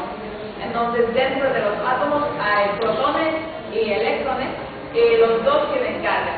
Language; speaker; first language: Spanish; non-native, fluent; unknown